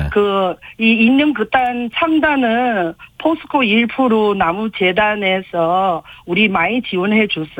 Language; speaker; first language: Korean; non-native, fluent; Vietnamese